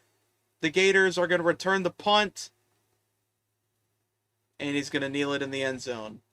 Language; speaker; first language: English; native; English